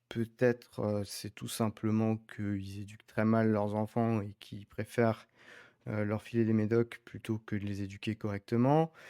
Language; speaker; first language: French; native; French